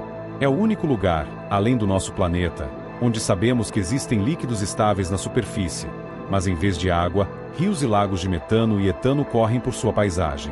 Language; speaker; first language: Portuguese; native; Portuguese